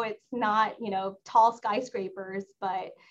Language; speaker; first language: English; native; English